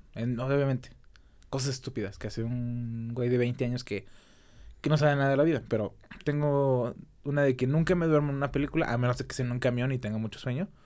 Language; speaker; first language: Spanish; native; Spanish